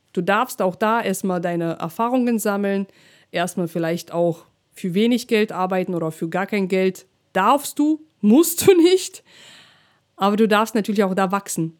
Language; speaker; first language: German; non-native, fluent; Russian